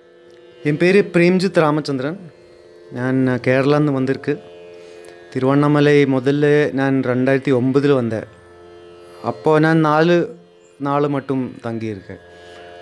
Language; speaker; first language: Tamil; non-native, learner; Malayalam